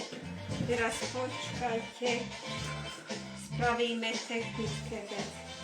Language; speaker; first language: Slovak; non-native, local second language; Romany